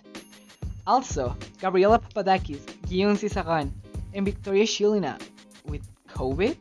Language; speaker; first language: English; non-native, fluent; Spanish